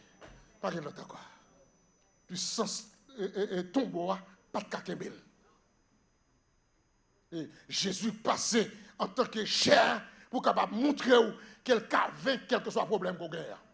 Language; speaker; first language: French; non-native, local second language; Haitian Creole